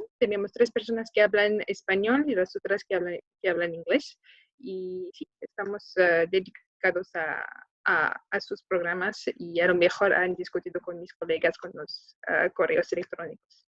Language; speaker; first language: Spanish; non-native, fluent; French